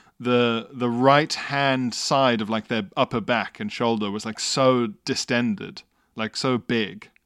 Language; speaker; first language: English; native; English